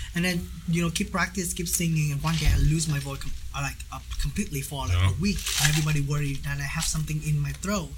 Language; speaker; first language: English; non-native, learner; Vietnamese